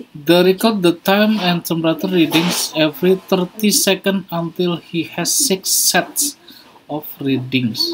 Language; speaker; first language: English; non-native, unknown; Indonesian